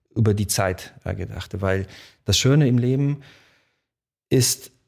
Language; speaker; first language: German; early bilingual, other home language; Polish